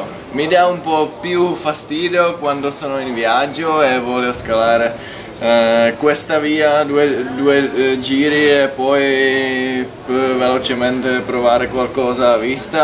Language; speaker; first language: Italian; non-native, fluent; Czech